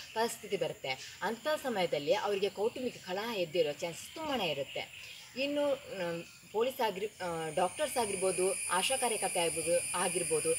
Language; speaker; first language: Kannada; native; Kannada